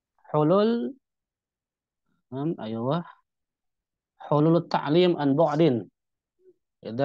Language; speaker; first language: Arabic; non-native, fluent; Indonesian